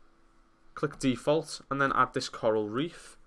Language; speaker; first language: English; native; English